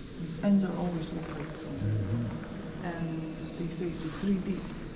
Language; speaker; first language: English; non-native, learner; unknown